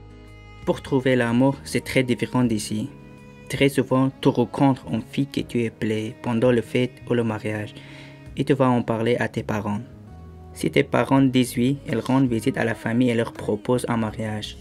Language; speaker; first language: French; non-native, learner; Persian